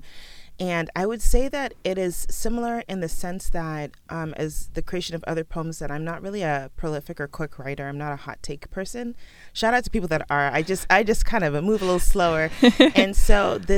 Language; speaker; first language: English; early bilingual, other home language; Krio